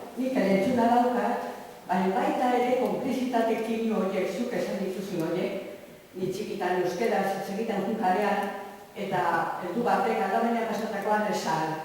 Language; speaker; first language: Basque; native; Basque